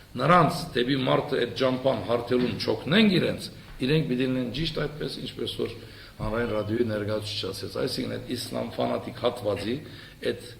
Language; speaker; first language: Armenian; early bilingual, heritage; Armenian